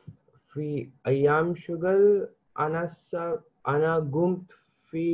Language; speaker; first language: Arabic; non-native, learner; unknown